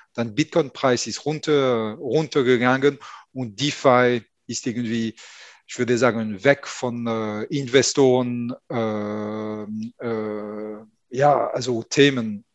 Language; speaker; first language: German; non-native, fluent; French